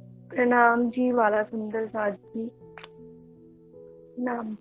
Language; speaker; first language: Hindi; native; Hindi